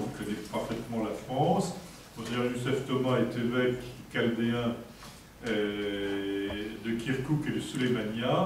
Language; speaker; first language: French; native; French